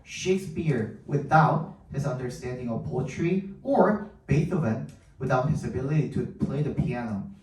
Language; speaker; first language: English; non-native, fluent; Korean